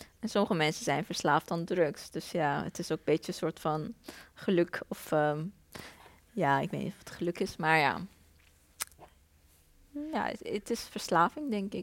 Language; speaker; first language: Dutch; non-native, fluent; Persian